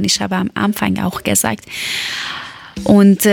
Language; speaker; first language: German; non-native, learner; Persian